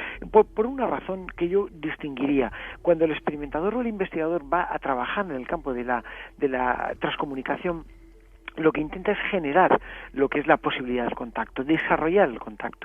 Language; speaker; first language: Spanish; native; Spanish